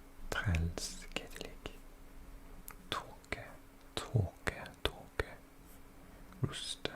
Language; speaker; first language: Swedish; non-native, learner; English